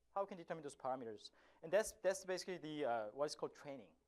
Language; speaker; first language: English; non-native, fluent; Korean